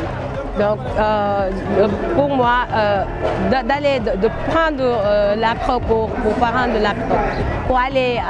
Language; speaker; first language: French; non-native, local second language; Wolof